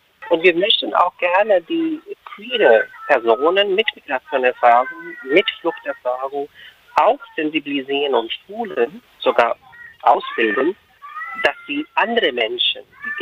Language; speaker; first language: German; non-native, fluent; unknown